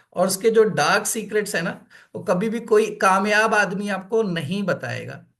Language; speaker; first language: Hindi; native; Hindi